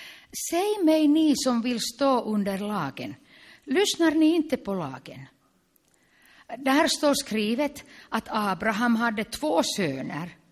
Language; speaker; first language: Swedish; non-native, local second language; Finnish